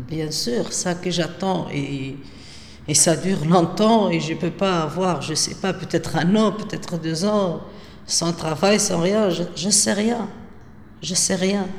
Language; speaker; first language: French; non-native, local second language; Arabic